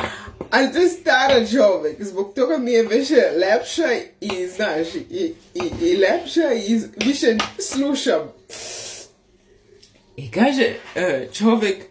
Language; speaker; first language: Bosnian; non-native, learner; Slovenian